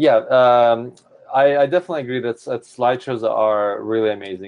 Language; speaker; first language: English; native; English